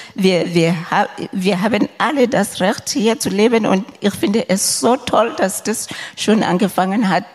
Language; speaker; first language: German; non-native, fluent; Southern Sotho